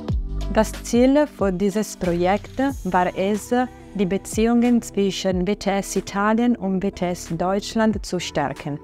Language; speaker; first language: German; non-native, fluent; Italian